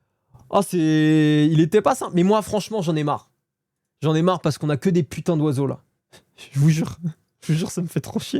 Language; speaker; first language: French; native; French